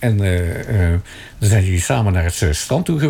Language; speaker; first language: Dutch; native; Dutch